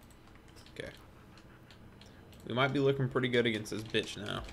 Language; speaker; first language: English; native; English